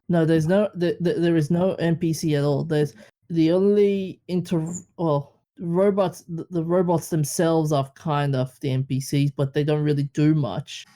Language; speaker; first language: English; native; English